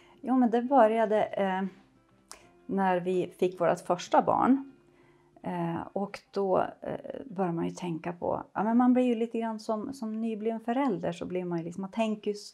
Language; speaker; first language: Swedish; native; Swedish